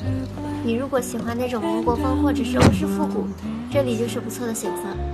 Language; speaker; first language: Chinese; native; Chinese